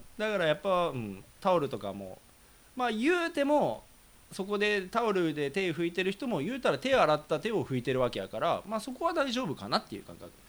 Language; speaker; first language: Japanese; native; Japanese